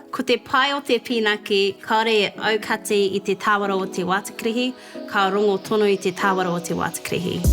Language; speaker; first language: Māori; non-native, local second language; English